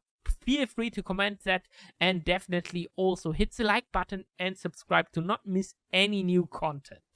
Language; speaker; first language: English; non-native, fluent; German